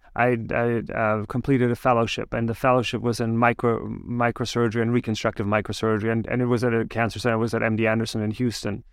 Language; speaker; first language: English; early bilingual, other home language; German